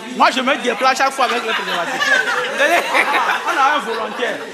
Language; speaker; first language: French; non-native, local second language; Ewe